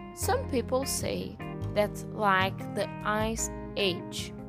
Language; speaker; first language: English; non-native, fluent; Portuguese